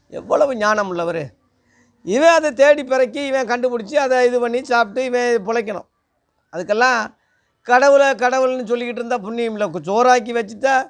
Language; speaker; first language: Tamil; non-native, local second language; Telugu